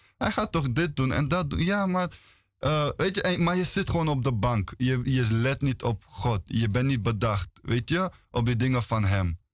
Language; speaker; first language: Dutch; early bilingual, other home language; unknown